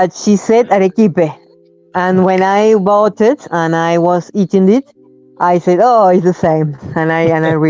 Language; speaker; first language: English; non-native, learner; Spanish